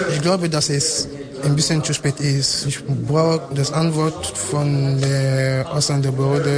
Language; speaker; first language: German; non-native, fluent; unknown